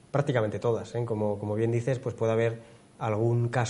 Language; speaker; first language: Spanish; native; Spanish